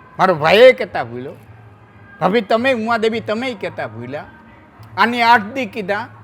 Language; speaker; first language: Gujarati; non-native, local second language; Kachhi